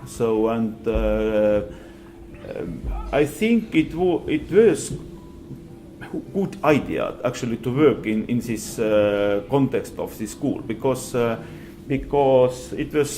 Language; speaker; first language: English; non-native, fluent; Estonian